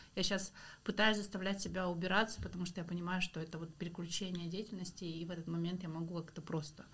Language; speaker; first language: Russian; native; Russian